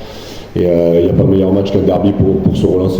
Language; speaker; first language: French; native; French